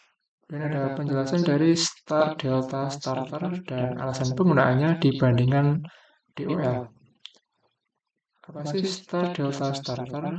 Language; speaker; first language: Indonesian; native; Indonesian